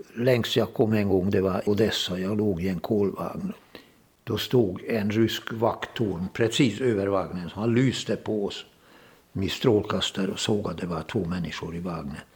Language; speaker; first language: Swedish; non-native, fluent; Hungarian